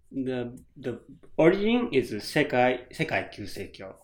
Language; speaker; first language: English; non-native, learner; Japanese